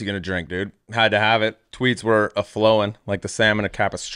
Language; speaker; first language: English; native; English